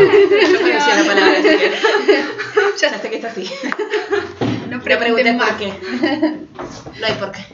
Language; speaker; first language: Spanish; native; Spanish